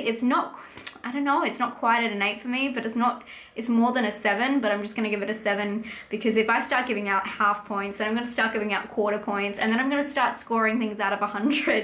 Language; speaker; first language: English; native; English